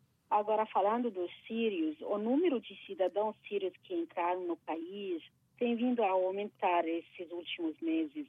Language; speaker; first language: Portuguese; non-native, fluent; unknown